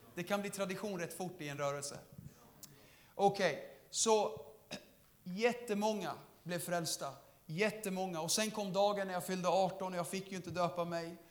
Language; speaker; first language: Swedish; native; Swedish